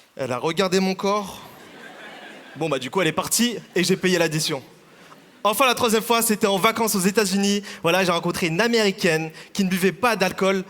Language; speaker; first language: French; early bilingual, other home language; Vietnamese